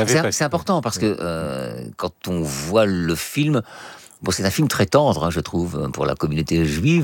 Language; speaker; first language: French; native; French